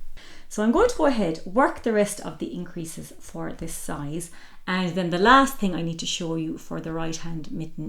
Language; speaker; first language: English; native; English